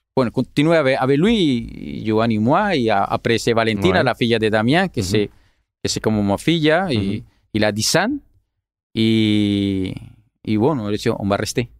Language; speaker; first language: French; non-native, learner; Spanish